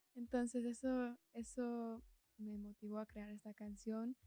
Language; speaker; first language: Spanish; early bilingual, heritage; Spanish